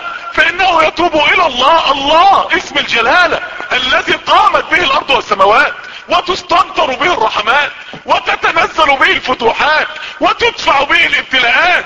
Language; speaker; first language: Arabic; native; Arabic